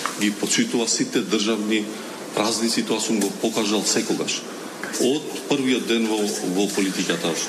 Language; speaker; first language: Macedonian; non-native, local second language; Albanian